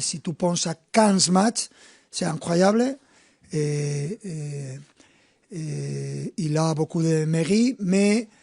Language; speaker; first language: French; non-native, fluent; Spanish